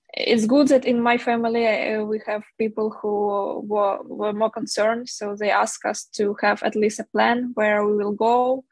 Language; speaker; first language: English; non-native, fluent; Ukrainian